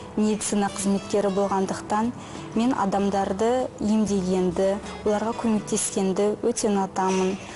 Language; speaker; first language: Kazakh; non-native, local second language; Russian